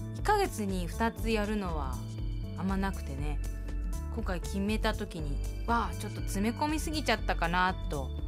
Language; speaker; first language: Japanese; early bilingual, heritage; Japanese